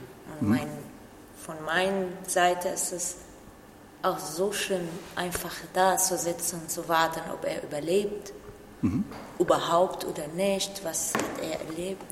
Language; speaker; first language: German; non-native, learner; Arabic